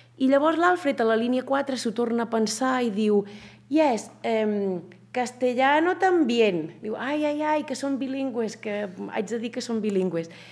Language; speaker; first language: Catalan; native; Catalan